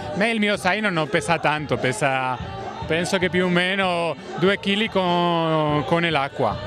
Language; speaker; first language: Italian; non-native, learner; Spanish